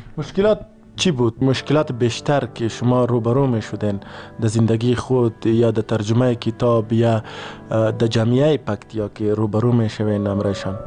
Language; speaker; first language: Persian; native; Persian